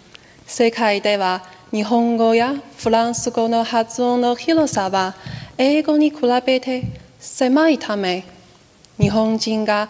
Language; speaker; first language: Japanese; non-native, fluent; Chinese